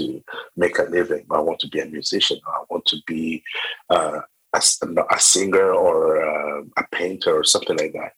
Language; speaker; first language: English; non-native, local second language; Kinyarwanda